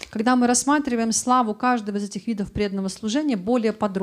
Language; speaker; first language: Russian; native; Russian